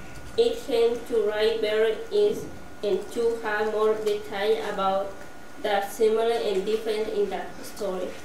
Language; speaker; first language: English; non-native, learner; Spanish